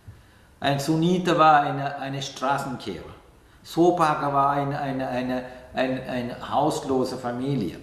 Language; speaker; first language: German; non-native, fluent; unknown